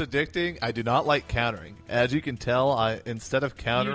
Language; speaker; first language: English; native; English